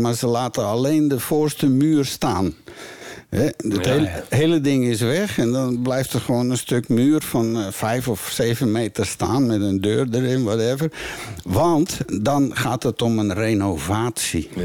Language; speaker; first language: Dutch; native; Dutch